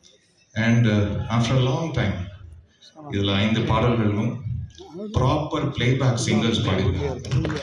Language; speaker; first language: Tamil; native; Tamil